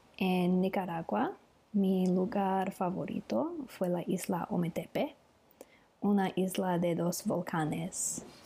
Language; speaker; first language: Spanish; non-native, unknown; English